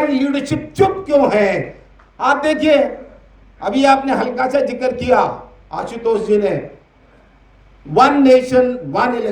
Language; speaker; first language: Hindi; native; Hindi